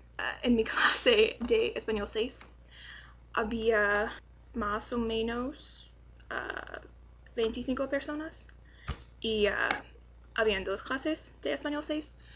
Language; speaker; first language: Spanish; non-native, learner; English